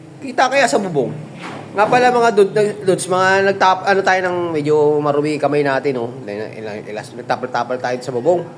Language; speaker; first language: Filipino; native; Filipino